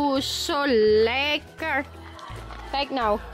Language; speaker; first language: Dutch; non-native, fluent; Indonesian